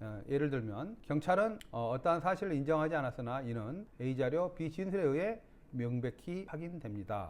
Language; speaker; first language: Korean; native; Korean